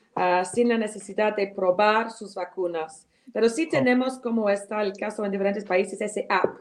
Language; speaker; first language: Spanish; non-native, fluent; English